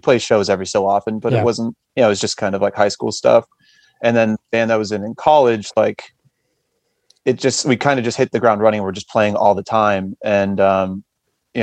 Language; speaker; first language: English; native; English